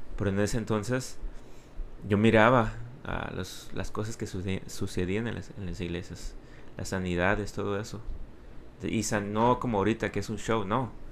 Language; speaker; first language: Spanish; early bilingual, heritage; Spanish